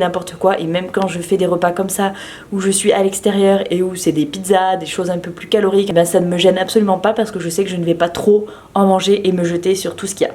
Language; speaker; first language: French; native; French